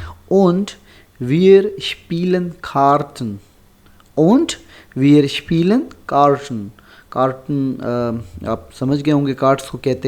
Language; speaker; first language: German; non-native, learner; Urdu